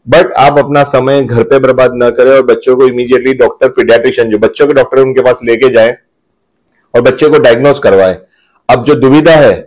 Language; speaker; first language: Hindi; non-native, local second language; Gujarati